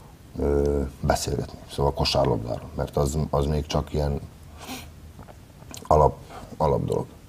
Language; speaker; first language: Hungarian; non-native, fluent; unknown